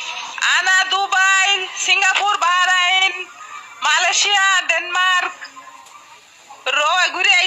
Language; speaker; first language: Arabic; non-native, learner; Bangla